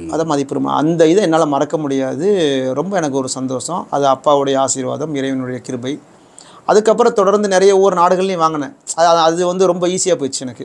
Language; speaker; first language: Tamil; native; Tamil